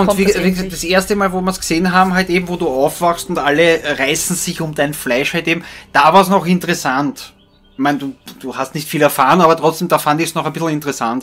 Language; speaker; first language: German; native; German